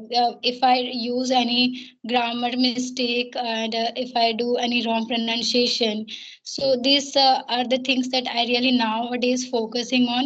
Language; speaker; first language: English; non-native, learner; Hindi